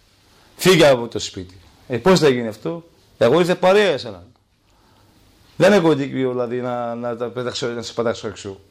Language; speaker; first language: Greek; non-native, learner; Kurdish